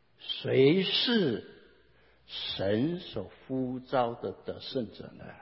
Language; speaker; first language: Chinese; non-native, local second language; Hakka Chinese